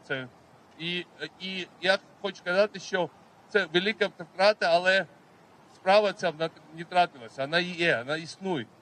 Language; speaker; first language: Ukrainian; non-native, fluent; Georgian